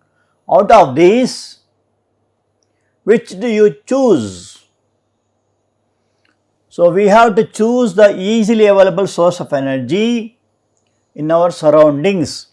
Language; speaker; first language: English; non-native, local second language; Kannada